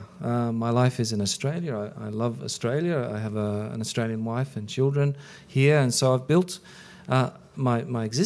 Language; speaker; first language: English; early bilingual, other home language; Icelandic